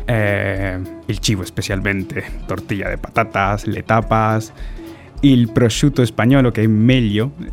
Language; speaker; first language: Italian; non-native, learner; Spanish